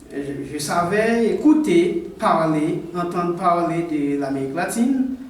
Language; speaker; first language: French; non-native, local second language; Haitian Creole